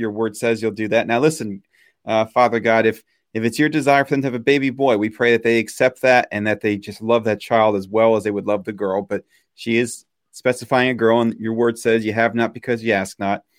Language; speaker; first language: English; native; English